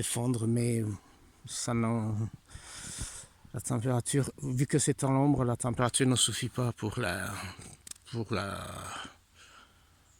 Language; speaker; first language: French; non-native, fluent; Italian